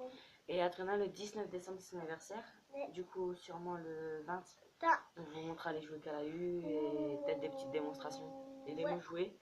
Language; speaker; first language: French; native; French